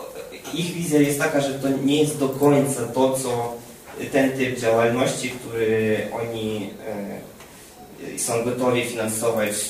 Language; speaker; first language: Polish; non-native, fluent; Ukrainian